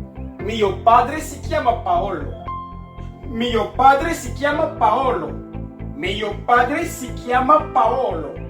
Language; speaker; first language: Italian; non-native, learner; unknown